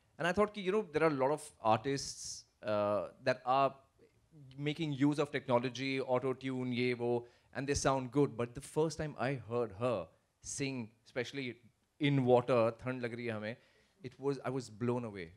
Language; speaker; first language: English; non-native, local second language; Hindi